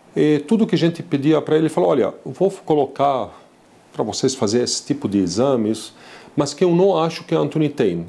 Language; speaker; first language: Portuguese; non-native, fluent; Arabic